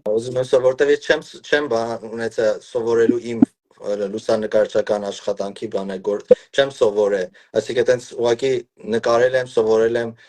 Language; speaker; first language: Armenian; early bilingual, heritage; Armenian